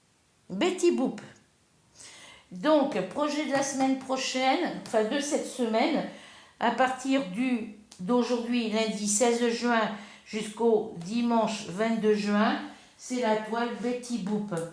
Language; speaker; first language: French; native; French